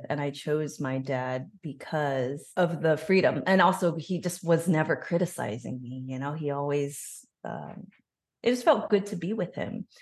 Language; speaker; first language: English; native; English